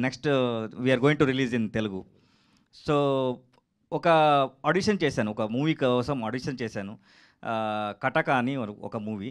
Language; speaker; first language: Telugu; non-native, learner; Kannada